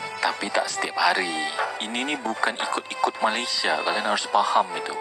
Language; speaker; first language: Malay; native; Malay